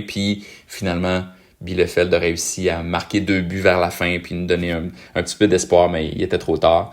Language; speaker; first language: French; native; French